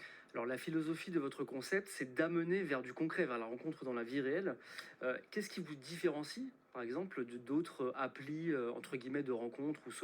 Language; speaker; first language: French; native; French